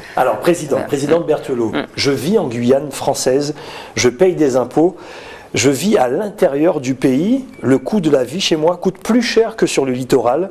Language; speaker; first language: French; native; French